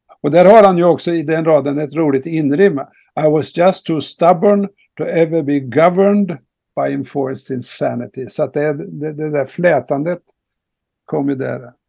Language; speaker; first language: Swedish; native; Swedish